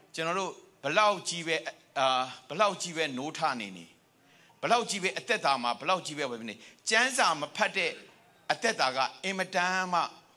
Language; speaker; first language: Burmese; native; Burmese